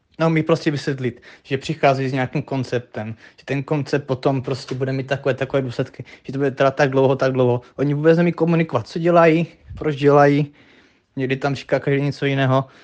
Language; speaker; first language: Czech; native; Czech